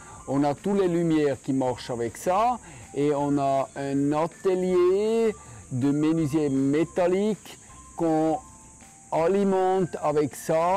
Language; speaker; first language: French; non-native, fluent; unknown